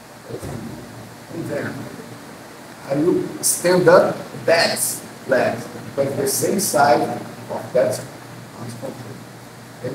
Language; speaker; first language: English; non-native, learner; Portuguese